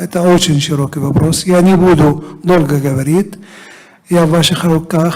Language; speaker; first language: Russian; non-native, fluent; Arabic